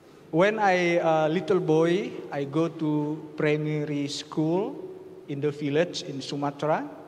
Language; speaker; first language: English; non-native, learner; Indonesian